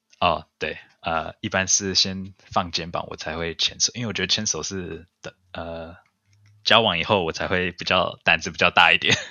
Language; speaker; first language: Chinese; early bilingual, heritage; Chinese